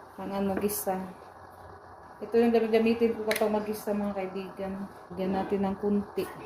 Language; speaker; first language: Filipino; non-native, local second language; Cebuano